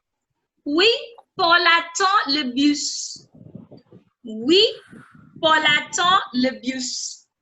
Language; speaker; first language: French; non-native, fluent; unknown